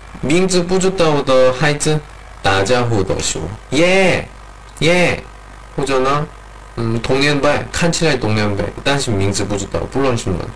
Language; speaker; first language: Chinese; non-native, learner; Korean